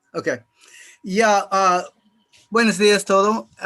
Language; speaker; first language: Spanish; non-native, fluent; English